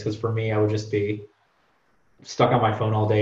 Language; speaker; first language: English; native; English